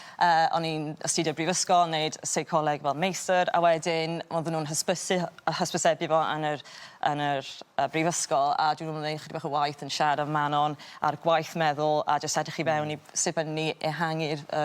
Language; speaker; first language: Welsh; native; Welsh